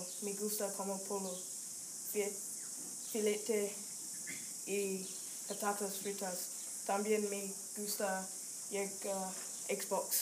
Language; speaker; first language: Spanish; non-native, learner; English